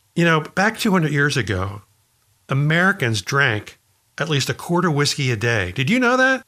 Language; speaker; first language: English; native; English